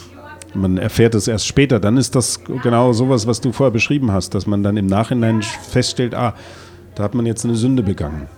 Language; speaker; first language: German; native; German